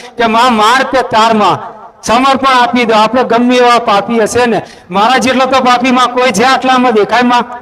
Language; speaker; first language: Gujarati; native; Gujarati